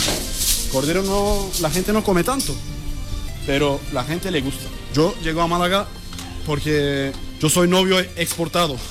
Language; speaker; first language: Spanish; non-native, learner; Turkish